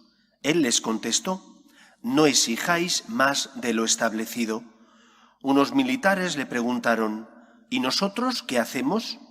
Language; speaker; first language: Spanish; native; Spanish